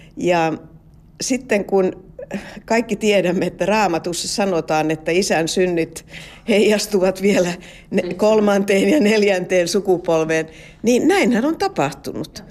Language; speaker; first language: Finnish; non-native, local second language; Swedish